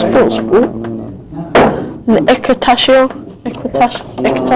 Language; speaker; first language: French; non-native, learner; English